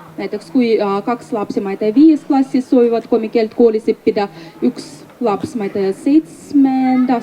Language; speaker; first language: Estonian; non-native, fluent; Russian